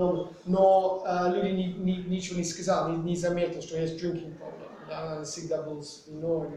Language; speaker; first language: Russian; non-native, fluent; English